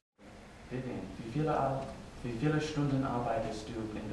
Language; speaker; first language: German; non-native, learner; English